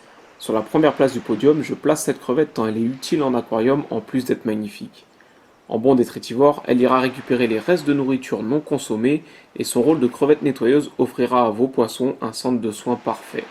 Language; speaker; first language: French; native; French